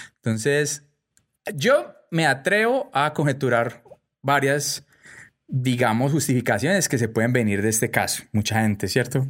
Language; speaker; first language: Spanish; native; Spanish